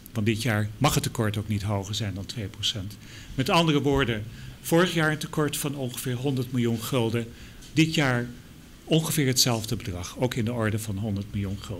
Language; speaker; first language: Dutch; native; Dutch